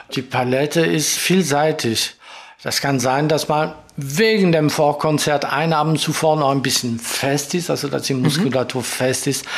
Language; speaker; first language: German; non-native, fluent; French